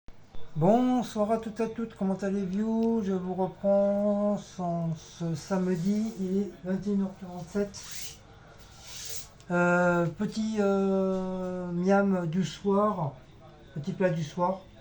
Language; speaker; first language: French; native; French